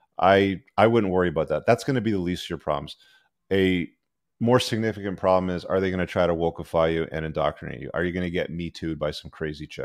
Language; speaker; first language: English; native; English